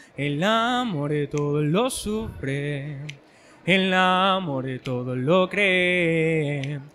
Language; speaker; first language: Spanish; native; Spanish